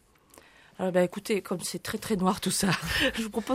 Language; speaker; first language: French; native; French